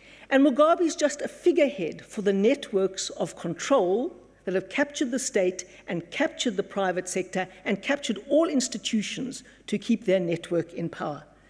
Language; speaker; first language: English; native; English